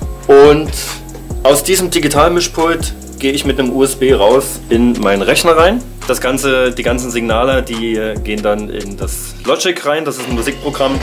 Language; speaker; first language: German; native; German